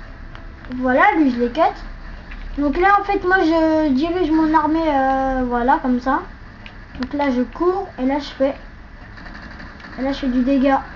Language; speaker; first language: French; native; French